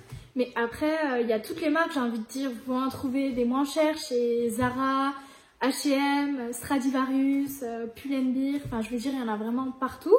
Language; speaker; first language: French; native; French